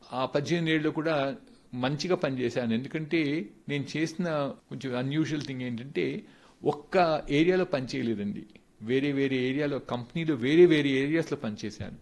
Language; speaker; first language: Telugu; native; Telugu